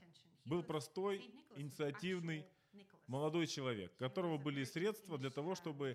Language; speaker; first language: Russian; native; Russian